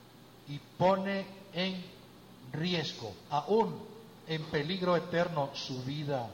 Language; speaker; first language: Spanish; native; Spanish